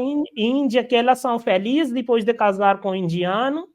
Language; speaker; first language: Portuguese; non-native, learner; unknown